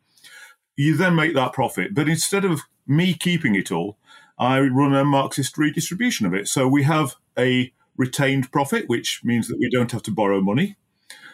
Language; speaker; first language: English; native; English